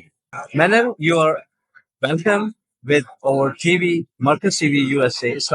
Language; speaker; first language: English; non-native, local second language; Urdu